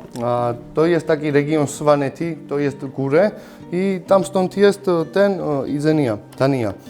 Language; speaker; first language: Polish; non-native, fluent; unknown